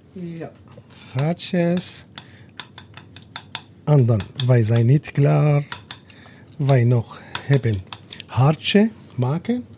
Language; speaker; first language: Dutch; non-native, learner; Arabic